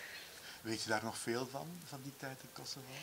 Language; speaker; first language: Dutch; native; Dutch